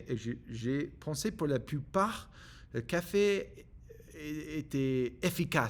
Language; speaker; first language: French; non-native, learner; English